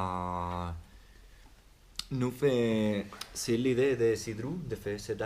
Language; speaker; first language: French; non-native, learner; Spanish